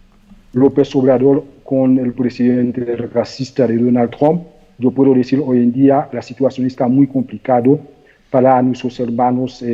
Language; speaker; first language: Spanish; non-native, fluent; Haitian Creole